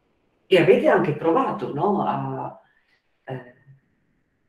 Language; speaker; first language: Italian; native; Italian